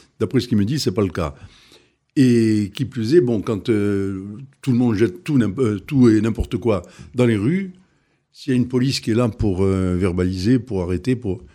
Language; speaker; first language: French; native; French